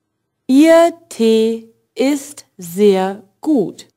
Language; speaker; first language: German; non-native, fluent; English